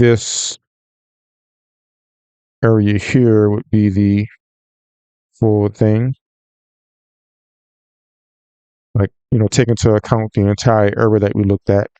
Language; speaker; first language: English; native; English